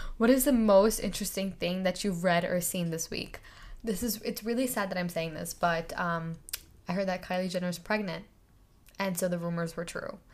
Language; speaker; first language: English; native; English